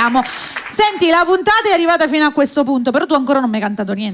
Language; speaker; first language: Italian; native; Italian